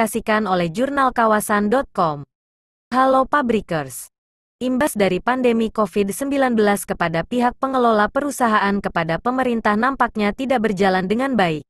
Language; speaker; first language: Indonesian; native; Indonesian